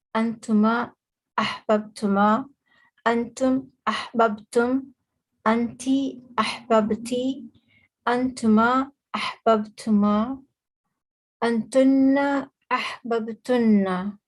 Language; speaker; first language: Arabic; non-native, learner; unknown